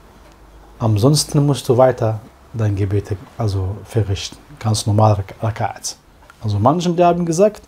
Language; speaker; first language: German; non-native, fluent; Arabic